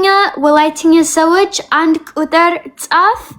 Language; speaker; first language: Amharic; non-native, learner; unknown